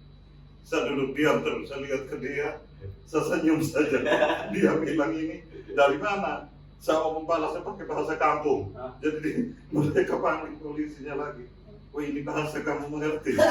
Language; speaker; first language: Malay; non-native, local second language; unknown